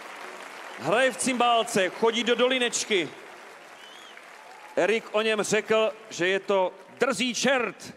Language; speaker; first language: Czech; native; Czech